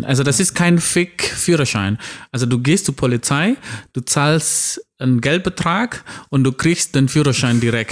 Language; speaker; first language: German; non-native, fluent; Indonesian